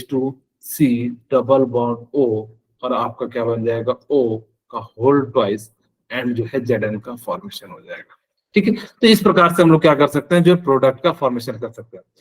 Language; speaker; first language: Hindi; native; Hindi